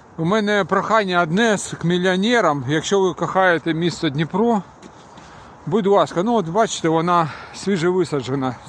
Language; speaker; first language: Ukrainian; non-native, local second language; Russian